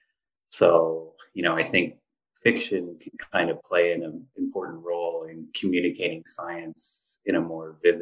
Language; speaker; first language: English; native; English